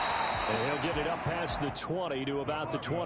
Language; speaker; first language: English; native; English